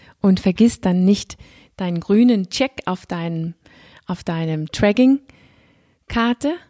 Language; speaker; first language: German; non-native, fluent; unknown